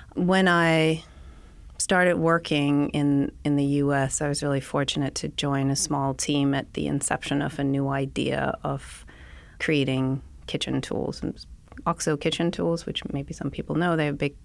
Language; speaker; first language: English; non-native, fluent; Danish